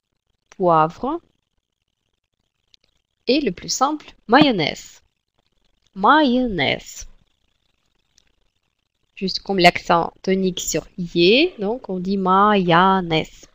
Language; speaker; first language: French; non-native, fluent; Russian